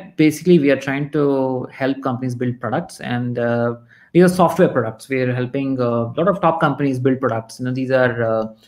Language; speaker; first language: English; non-native, local second language; Kannada